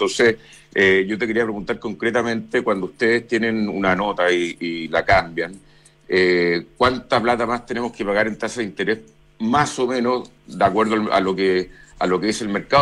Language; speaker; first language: Spanish; native; Spanish